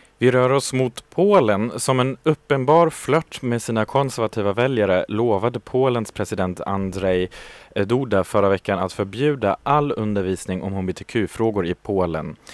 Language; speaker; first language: Swedish; non-native, fluent; German